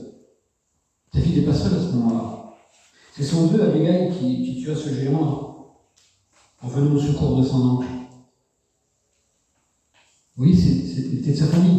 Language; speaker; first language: French; native; French